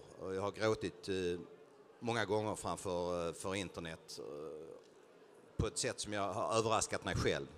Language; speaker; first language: Swedish; native; Swedish